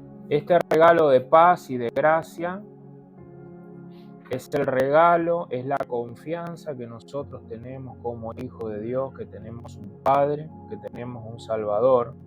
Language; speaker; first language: Spanish; native; Spanish